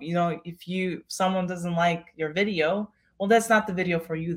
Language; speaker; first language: English; non-native, fluent; Russian